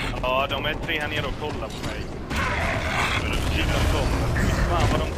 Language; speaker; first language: Swedish; native; Swedish